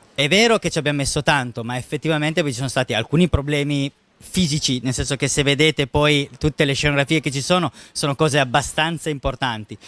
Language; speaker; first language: Italian; native; Italian